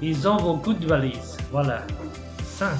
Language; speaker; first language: French; non-native, fluent; Spanish